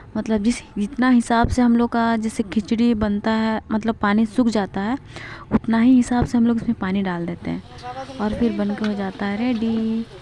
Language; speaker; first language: Hindi; non-native, local second language; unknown